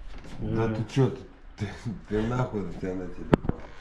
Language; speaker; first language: Russian; native; Russian